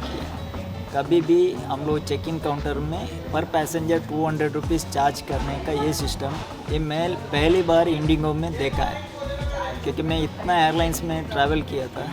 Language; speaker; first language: Hindi; non-native, local second language; Tulu